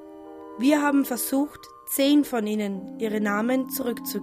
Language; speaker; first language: German; native; German